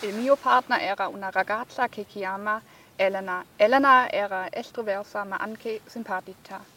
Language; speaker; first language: Italian; non-native, learner; German